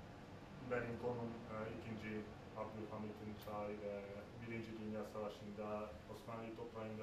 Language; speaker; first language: Turkish; non-native, fluent; Hungarian